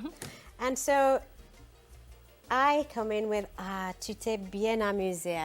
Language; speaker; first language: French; non-native, fluent; English